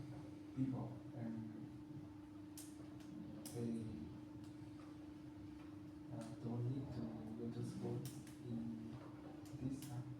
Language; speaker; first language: English; non-native, learner; Vietnamese